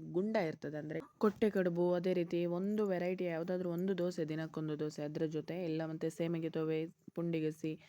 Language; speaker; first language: Kannada; native; Kannada